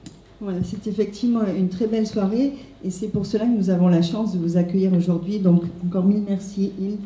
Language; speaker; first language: French; native; French